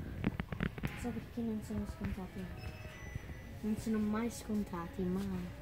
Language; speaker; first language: Italian; early bilingual, heritage; English